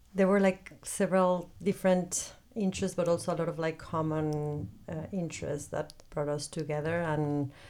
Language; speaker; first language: English; non-native, fluent; Spanish